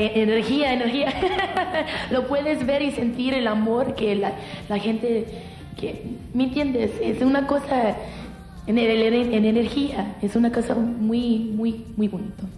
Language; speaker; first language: Spanish; early bilingual, heritage; English